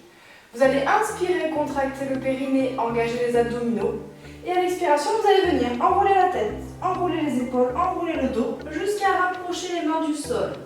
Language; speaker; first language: French; native; French